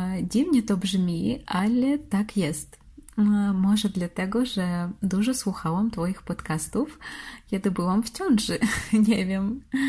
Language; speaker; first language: Polish; non-native, fluent; Russian